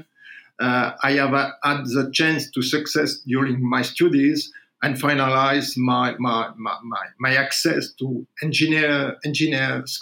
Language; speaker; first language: English; non-native, learner; French